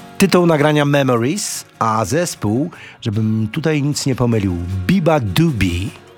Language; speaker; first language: Polish; native; Polish